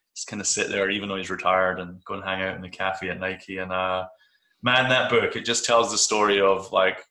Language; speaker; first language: English; native; English